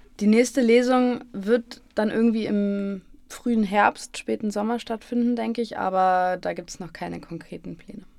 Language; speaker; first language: German; native; German